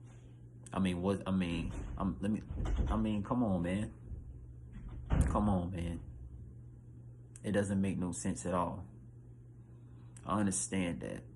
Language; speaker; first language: English; native; English